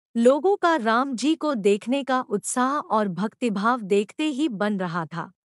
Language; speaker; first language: Hindi; native; Hindi